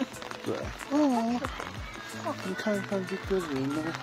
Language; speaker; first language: Chinese; non-native, fluent; English